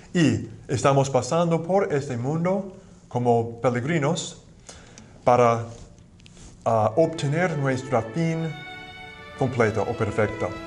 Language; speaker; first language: Spanish; non-native, fluent; English